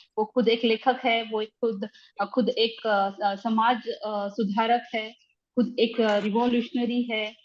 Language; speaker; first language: Hindi; non-native, local second language; Marathi